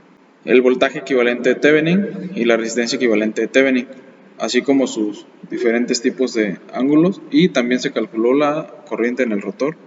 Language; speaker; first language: Spanish; native; Spanish